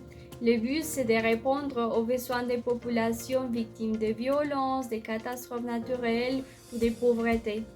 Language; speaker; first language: French; non-native, fluent; Spanish